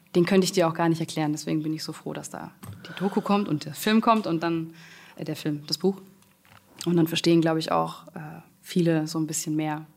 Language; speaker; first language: German; native; German